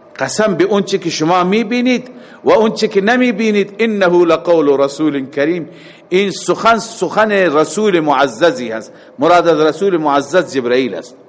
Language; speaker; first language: Persian; native; Persian